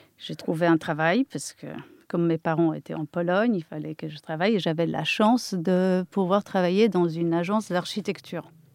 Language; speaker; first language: French; non-native, fluent; Polish